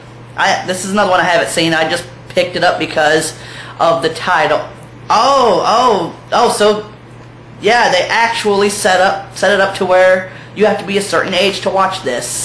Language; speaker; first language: English; native; English